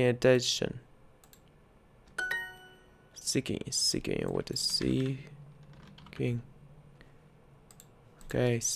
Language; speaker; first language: English; non-native, learner; Russian